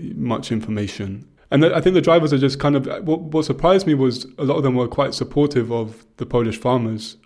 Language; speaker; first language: English; native; English